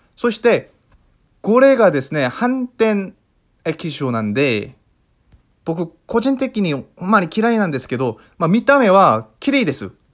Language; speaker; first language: Japanese; non-native, fluent; Korean